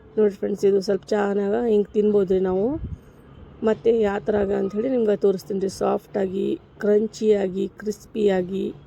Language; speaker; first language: Kannada; native; Kannada